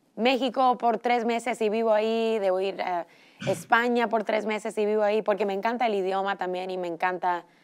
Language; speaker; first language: Spanish; early bilingual, heritage; Spanish